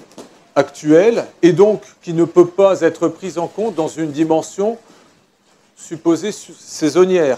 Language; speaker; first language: French; native; French